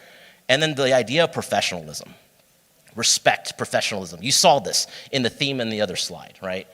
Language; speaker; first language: English; native; English